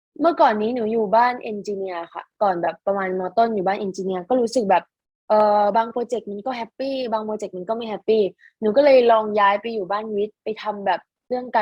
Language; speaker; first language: Thai; native; Thai